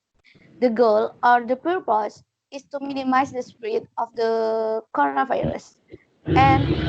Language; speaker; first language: English; non-native, learner; Indonesian